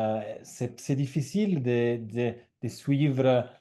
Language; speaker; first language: French; non-native, learner; Italian